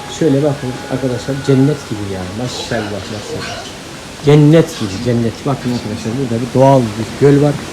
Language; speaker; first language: Turkish; native; Turkish